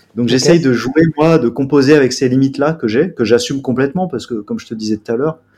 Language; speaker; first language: French; native; French